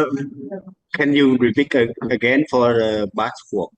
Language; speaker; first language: English; non-native, learner; Vietnamese